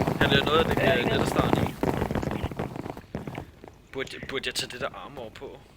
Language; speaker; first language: Danish; native; Danish